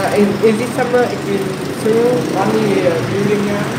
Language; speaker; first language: English; non-native, learner; Vietnamese